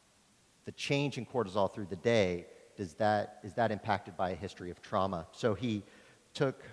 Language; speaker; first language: English; native; English